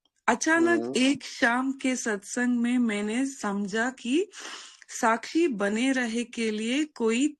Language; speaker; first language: Hindi; non-native, local second language; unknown